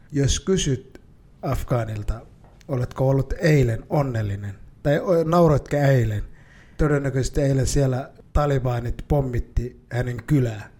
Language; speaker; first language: Finnish; early bilingual, other home language; Somali